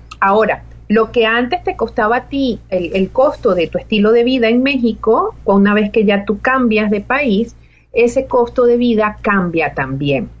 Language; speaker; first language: Spanish; native; Spanish